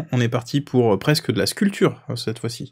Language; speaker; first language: French; native; French